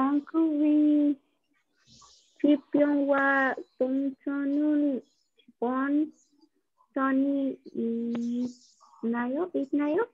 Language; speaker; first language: Korean; non-native, learner; Spanish